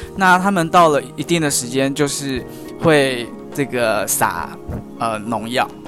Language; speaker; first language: Chinese; native; Chinese